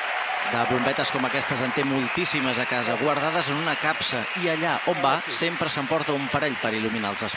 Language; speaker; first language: Catalan; native; Catalan